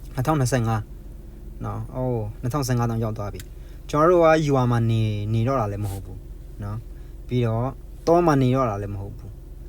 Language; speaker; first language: Burmese; non-native, local second language; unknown